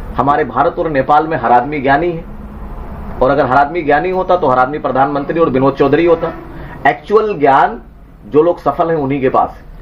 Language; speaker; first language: Hindi; native; Hindi